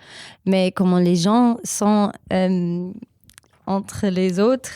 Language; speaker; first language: French; non-native, learner; German